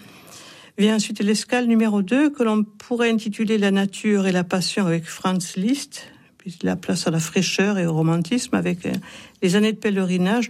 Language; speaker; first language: French; native; French